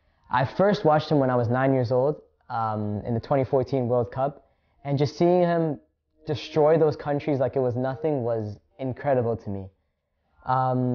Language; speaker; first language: English; early bilingual, other home language; Hindi